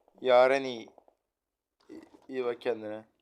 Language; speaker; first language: Turkish; native; Turkish